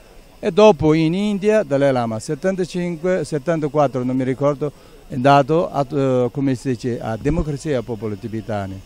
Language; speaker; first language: Italian; non-native, learner; Tibetan